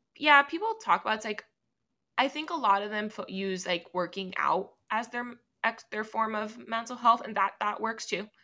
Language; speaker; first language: English; early bilingual, other home language; Spanish